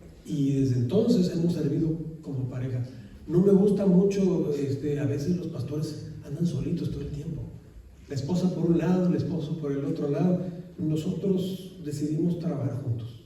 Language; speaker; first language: Spanish; native; Spanish